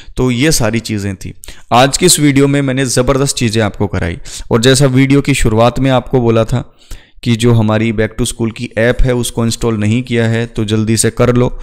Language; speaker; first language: Hindi; native; Hindi